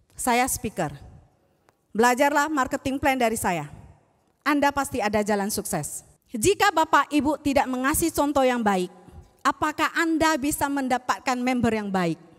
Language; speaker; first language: Indonesian; native; Indonesian